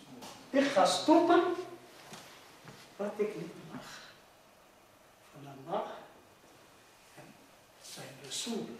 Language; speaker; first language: Dutch; non-native, fluent; Urdu